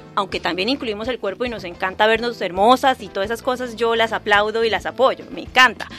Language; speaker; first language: Spanish; native; Spanish